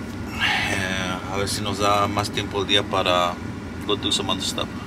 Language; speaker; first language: Spanish; early bilingual, heritage; Spanish